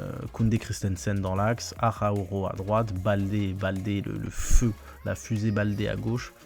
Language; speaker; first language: French; native; French